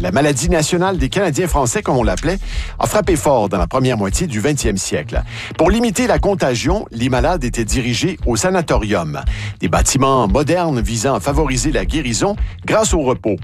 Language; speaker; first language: French; native; French